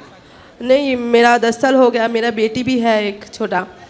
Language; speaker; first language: Hindi; non-native, local second language; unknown